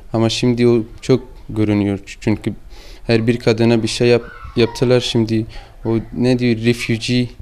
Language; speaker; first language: Turkish; non-native, fluent; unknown